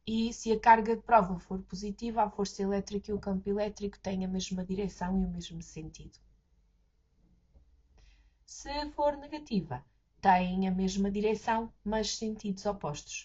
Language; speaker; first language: Portuguese; native; Portuguese